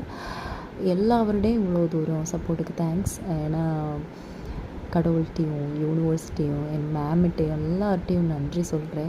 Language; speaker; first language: Tamil; non-native, learner; Malayalam